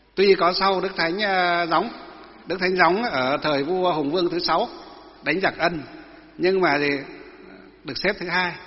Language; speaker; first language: Vietnamese; non-native, local second language; Muong